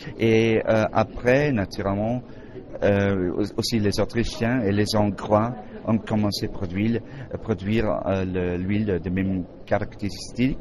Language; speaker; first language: French; non-native, fluent; Slovenian